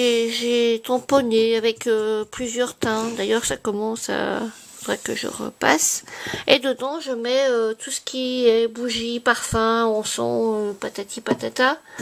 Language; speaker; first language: French; native; French